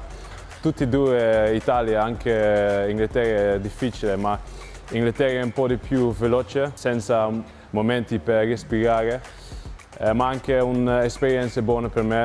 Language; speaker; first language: Italian; non-native, learner; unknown